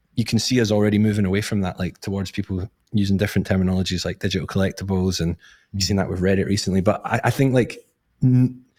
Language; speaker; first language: English; native; English